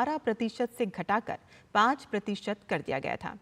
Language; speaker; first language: Hindi; native; Hindi